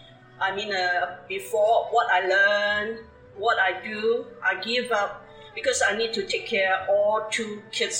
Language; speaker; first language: English; non-native, local second language; Cantonese